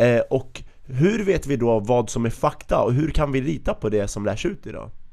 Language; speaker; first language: Swedish; early bilingual, other home language; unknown